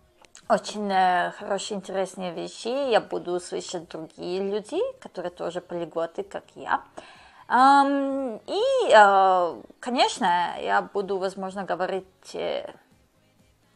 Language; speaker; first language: Russian; non-native, learner; Serbian